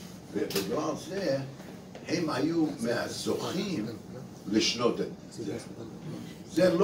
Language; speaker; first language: Hebrew; non-native, fluent; English